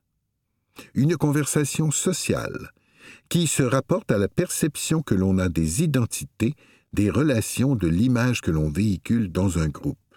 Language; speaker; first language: French; native; French